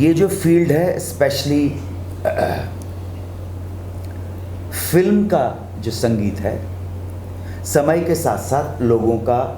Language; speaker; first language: Hindi; native; Hindi